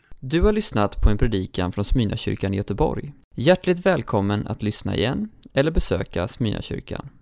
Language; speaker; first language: Swedish; native; Swedish